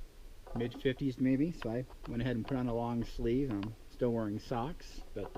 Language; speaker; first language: English; native; English